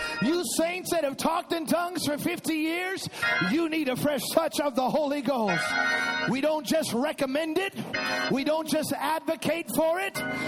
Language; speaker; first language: English; early bilingual, other home language; Spanish